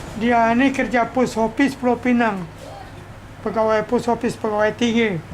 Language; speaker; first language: Malay; native; Malay